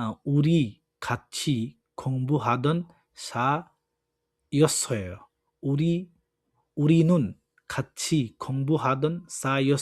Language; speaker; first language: Korean; non-native, fluent; Bangla